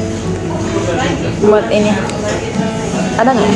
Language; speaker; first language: Indonesian; native; Indonesian